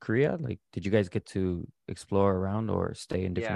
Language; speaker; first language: English; native; English